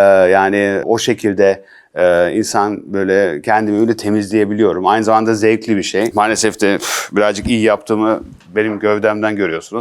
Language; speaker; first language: Turkish; early bilingual, heritage; Turkish